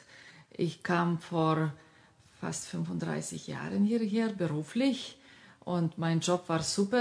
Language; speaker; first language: German; non-native, fluent; Lithuanian